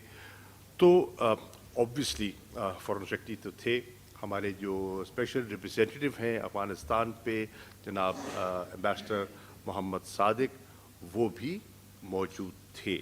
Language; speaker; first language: Urdu; non-native, local second language; Saraiki